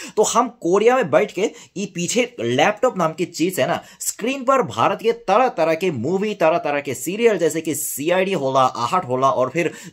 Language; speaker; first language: Bhojpuri; non-native, learner; Korean